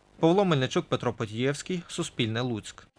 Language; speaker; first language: Ukrainian; native; Ukrainian